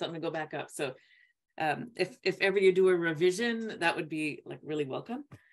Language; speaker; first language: English; native; English